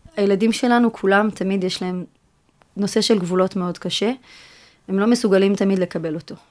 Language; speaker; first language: Hebrew; early bilingual, other home language; French